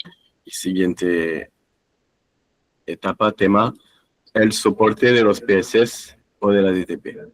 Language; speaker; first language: Spanish; non-native, fluent; French